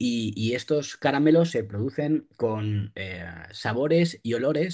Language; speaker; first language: Spanish; native; Spanish